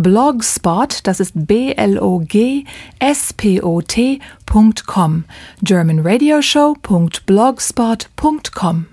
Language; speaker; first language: German; native; German